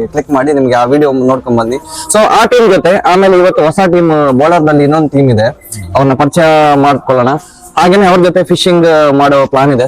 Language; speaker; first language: Kannada; non-native, local second language; Tulu